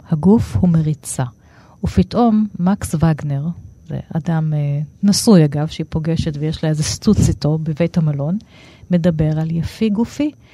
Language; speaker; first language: Hebrew; native; Hebrew